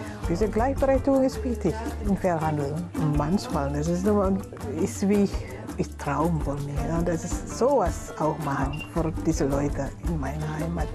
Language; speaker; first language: German; non-native, learner; Indonesian